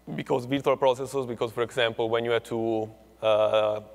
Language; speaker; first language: English; non-native, fluent; Italian